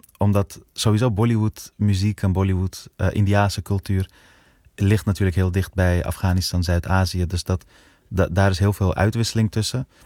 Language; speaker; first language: Dutch; early bilingual, other home language; Persian